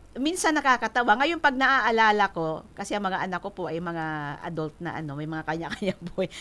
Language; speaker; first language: Filipino; non-native, local second language; Bikol